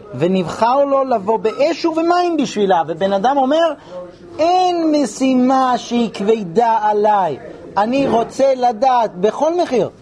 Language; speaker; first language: Hebrew; non-native, fluent; English